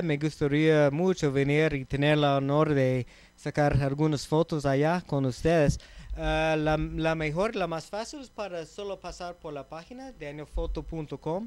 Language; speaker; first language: Spanish; non-native, learner; English